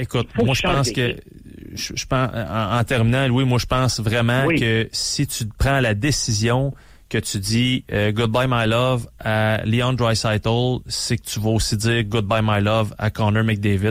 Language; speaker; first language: French; native; French